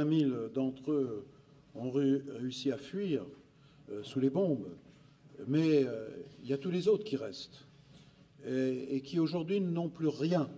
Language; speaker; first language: French; native; French